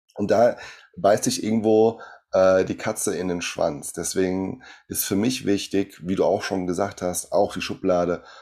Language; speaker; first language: German; early bilingual, other home language; Portuguese